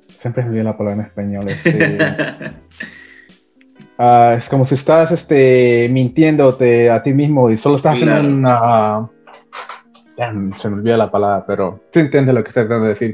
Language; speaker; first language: Spanish; early bilingual, heritage; Spanish